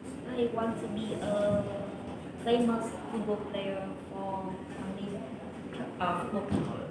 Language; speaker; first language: English; non-native, learner; Vietnamese